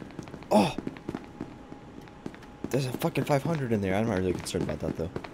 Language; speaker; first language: English; native; English